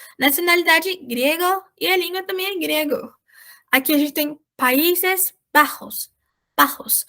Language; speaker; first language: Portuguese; native; Portuguese